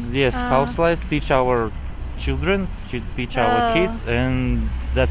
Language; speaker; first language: English; non-native, learner; Kazakh